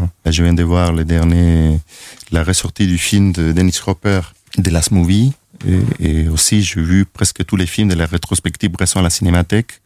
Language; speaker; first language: French; non-native, fluent; Spanish